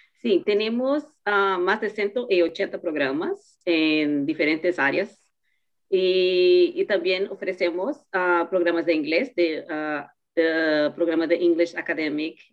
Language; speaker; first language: Spanish; non-native, learner; Portuguese